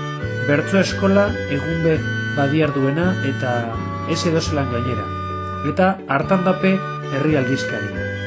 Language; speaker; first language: Basque; native; Basque